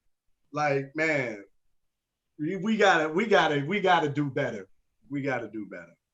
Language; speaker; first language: English; native; English